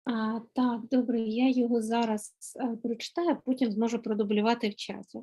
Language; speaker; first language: Ukrainian; native; Ukrainian